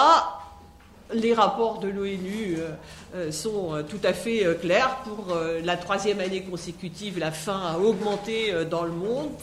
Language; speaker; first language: French; native; French